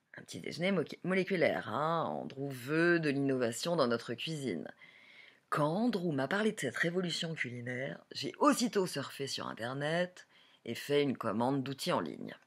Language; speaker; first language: French; native; French